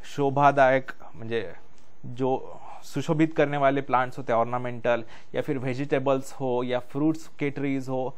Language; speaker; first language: Hindi; non-native, local second language; Marathi